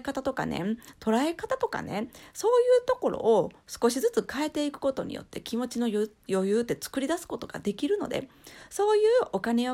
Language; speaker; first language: Japanese; native; Japanese